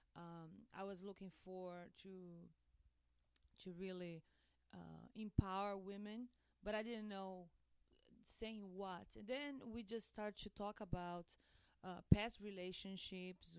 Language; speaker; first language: English; non-native, learner; Portuguese